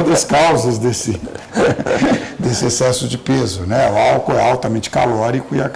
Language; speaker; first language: Portuguese; native; Portuguese